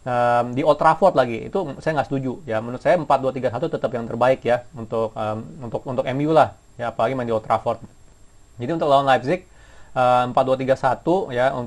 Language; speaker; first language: Indonesian; native; Indonesian